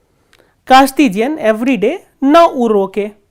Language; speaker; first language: Russian; non-native, fluent; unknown